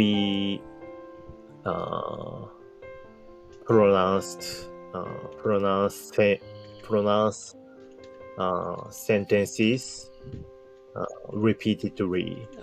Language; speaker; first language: English; non-native, learner; Japanese